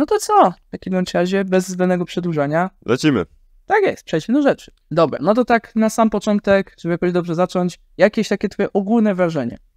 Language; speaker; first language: Polish; native; Polish